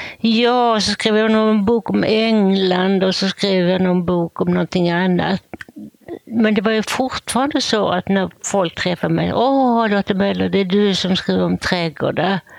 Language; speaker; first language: Swedish; native; Swedish